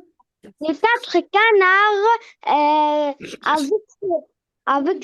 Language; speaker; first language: French; non-native, learner; Arabic